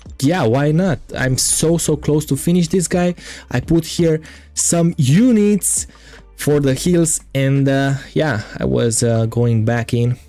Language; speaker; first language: English; non-native, fluent; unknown